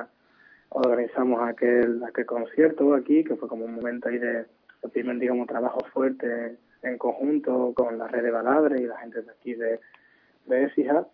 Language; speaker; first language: Spanish; native; Spanish